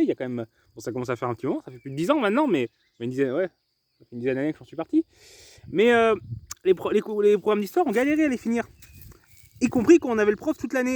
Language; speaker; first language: French; native; French